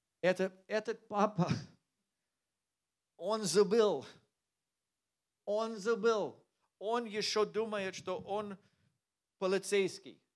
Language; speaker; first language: Russian; non-native, learner; English